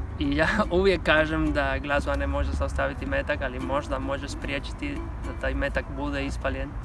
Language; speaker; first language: Bosnian; non-native, fluent; Spanish